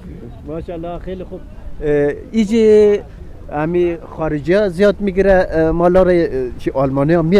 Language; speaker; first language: Persian; non-native, local second language; Uzbek